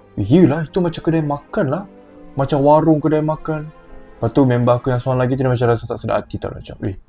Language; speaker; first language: Malay; native; Malay